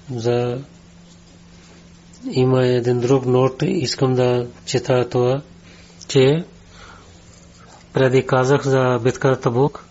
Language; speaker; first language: Bulgarian; non-native, learner; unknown